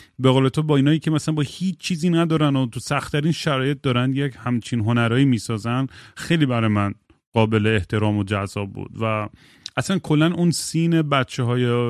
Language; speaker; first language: Persian; early bilingual, heritage; Persian